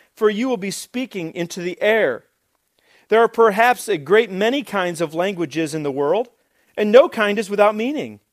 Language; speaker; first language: English; native; English